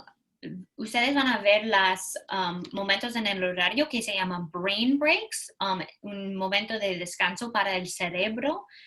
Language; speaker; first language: Spanish; non-native, fluent; English